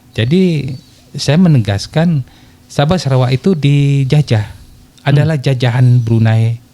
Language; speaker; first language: Malay; non-native, local second language; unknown